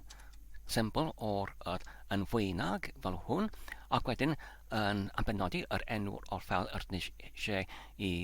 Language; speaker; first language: Welsh; non-native, learner; Polish